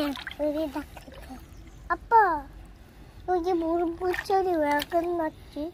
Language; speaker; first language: Korean; early bilingual, heritage; Korean